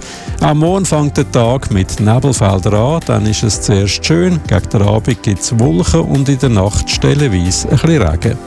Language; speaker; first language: German; native; German